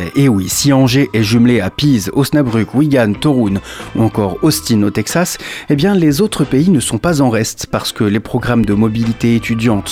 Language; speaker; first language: French; native; French